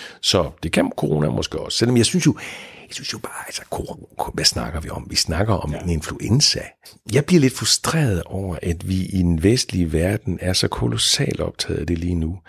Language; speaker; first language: Danish; native; Danish